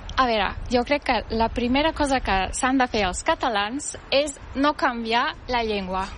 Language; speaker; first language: Catalan; non-native, fluent; Turkish